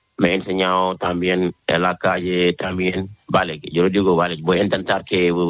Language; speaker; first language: Spanish; non-native, learner; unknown